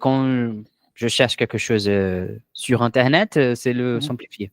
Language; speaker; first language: French; non-native, learner; Portuguese